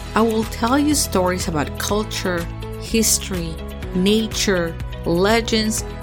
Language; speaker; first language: English; early bilingual, other home language; Spanish